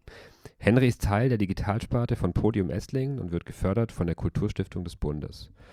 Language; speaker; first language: German; native; German